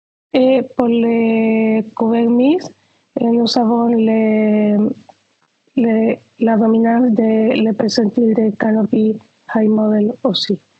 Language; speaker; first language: French; non-native, fluent; Spanish